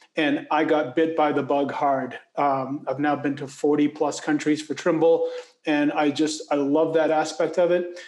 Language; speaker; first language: English; native; English